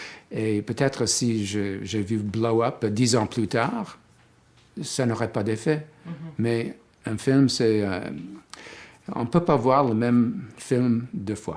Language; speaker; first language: French; non-native, fluent; English